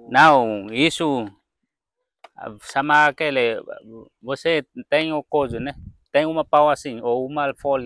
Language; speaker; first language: Portuguese; non-native, learner; Vietnamese